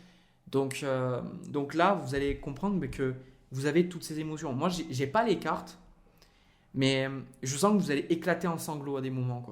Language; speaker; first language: French; native; French